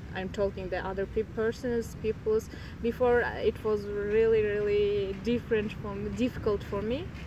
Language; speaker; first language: English; non-native, learner; Turkmen